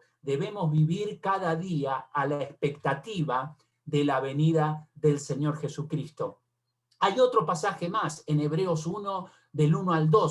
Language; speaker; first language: Spanish; native; Spanish